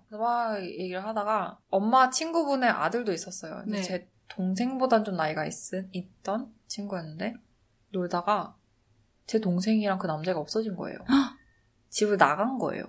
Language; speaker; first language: Korean; native; Korean